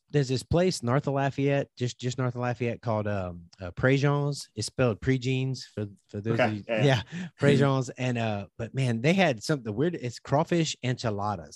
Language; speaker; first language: English; native; English